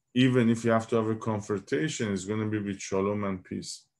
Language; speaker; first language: English; non-native, fluent; Persian